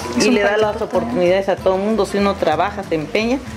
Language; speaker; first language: Spanish; native; Spanish